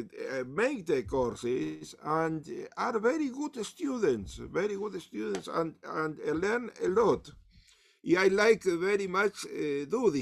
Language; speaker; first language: English; non-native, learner; Spanish